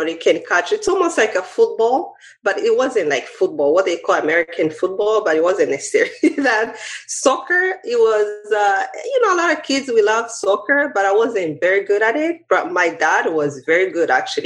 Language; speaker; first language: English; non-native, local second language; Kinyarwanda